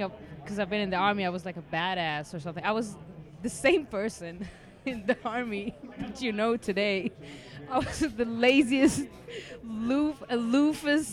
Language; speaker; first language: English; non-native, fluent; Hebrew